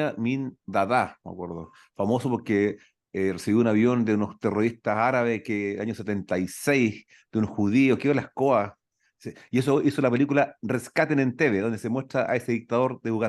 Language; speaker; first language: Spanish; native; Spanish